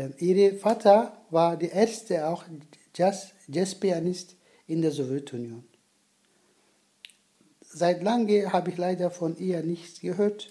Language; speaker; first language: German; non-native, learner; Turkish